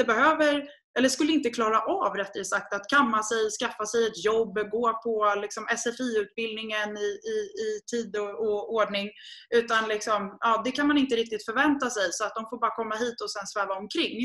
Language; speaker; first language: Swedish; native; Swedish